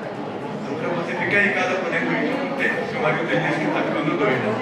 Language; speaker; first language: Portuguese; non-native, fluent; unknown